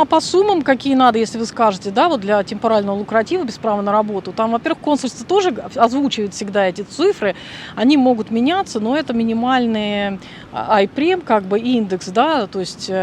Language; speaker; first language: Russian; native; Russian